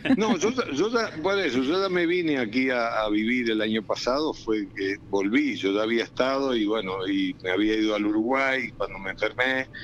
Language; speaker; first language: Spanish; native; Spanish